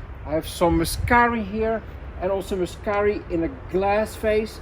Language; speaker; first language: English; non-native, fluent; Dutch